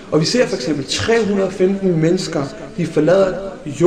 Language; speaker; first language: Danish; early bilingual, other home language; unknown